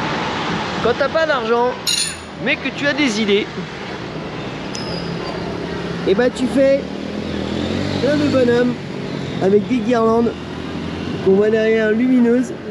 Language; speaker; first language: French; native; French